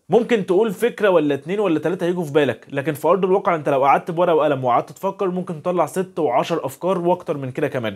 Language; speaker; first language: Arabic; native; Arabic